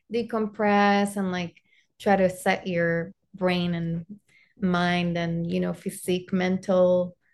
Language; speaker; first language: English; non-native, fluent; Spanish